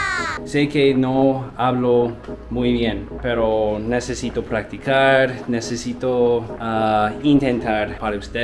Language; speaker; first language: Spanish; non-native, learner; English